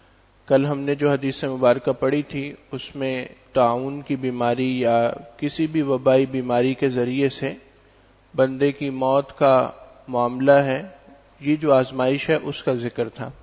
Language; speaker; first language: Urdu; native; Urdu